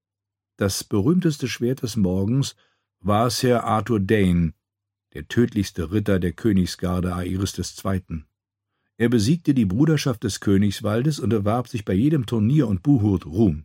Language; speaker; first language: German; native; German